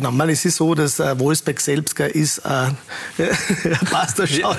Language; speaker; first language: German; native; German